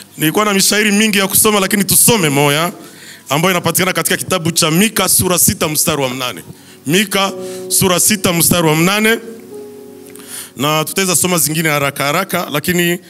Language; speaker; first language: Swahili; native; Swahili